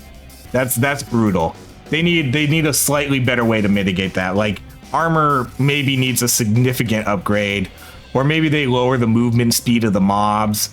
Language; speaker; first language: English; native; English